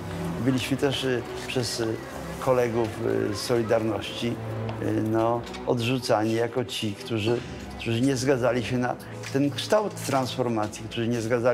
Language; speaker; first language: Polish; native; Polish